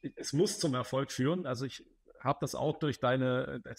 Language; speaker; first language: German; native; German